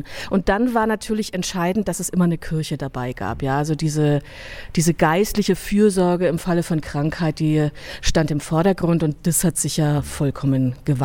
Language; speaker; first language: German; native; German